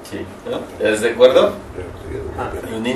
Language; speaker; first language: Spanish; non-native, learner; French